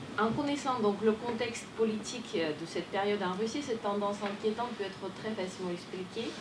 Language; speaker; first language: French; non-native, fluent; Russian